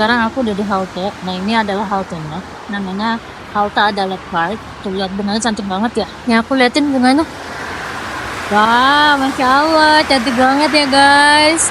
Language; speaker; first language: Indonesian; native; Indonesian